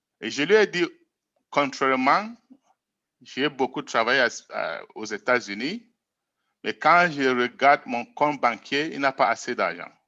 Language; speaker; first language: French; non-native, local second language; English